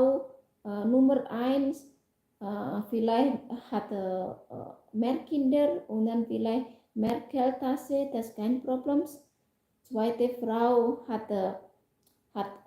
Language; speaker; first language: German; non-native, learner; Indonesian